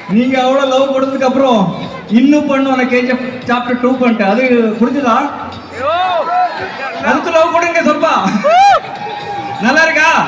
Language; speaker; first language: Tamil; non-native, learner; Kannada